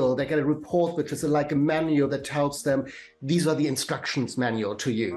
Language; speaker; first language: English; non-native, fluent; German